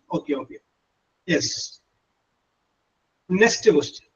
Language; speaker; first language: English; non-native, fluent; Malayalam